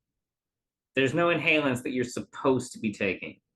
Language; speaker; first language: English; native; English